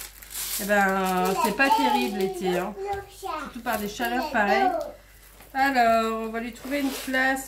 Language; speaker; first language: French; native; French